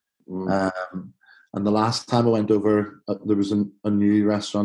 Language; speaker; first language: English; native; English